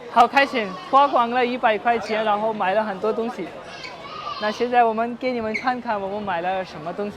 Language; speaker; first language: Chinese; non-native, fluent; Urdu